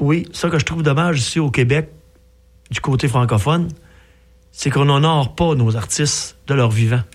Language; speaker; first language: French; native; French